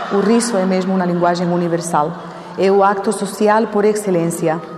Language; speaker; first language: Portuguese; non-native, fluent; Spanish